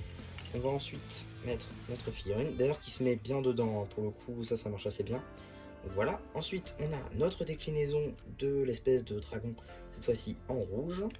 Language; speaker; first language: French; native; French